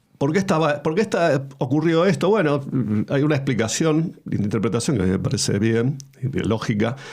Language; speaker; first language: Spanish; native; Spanish